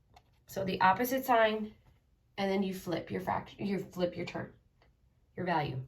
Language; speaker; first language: English; native; English